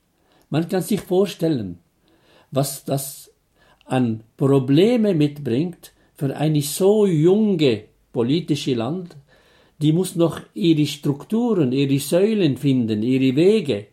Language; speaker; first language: German; non-native, fluent; Arabic